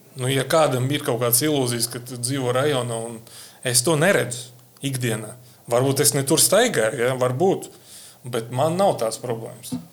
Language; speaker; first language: Latvian; non-native, local second language; Russian